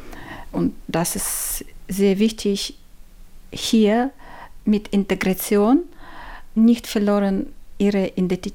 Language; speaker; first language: German; non-native, learner; Ukrainian